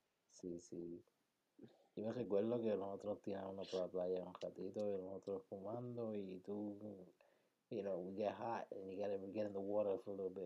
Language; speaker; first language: Spanish; early bilingual, heritage; Spanish